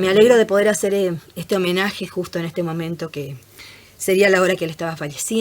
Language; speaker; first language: Spanish; native; Spanish